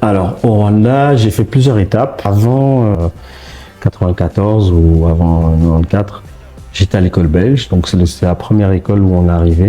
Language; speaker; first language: French; early bilingual, heritage; French